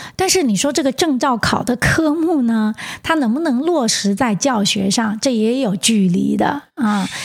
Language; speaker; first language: Chinese; native; Chinese